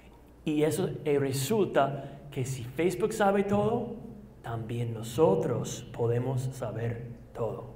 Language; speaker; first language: Spanish; non-native, fluent; English